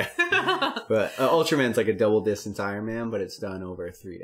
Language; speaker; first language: English; native; English